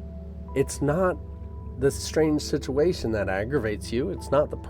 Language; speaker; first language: English; native; English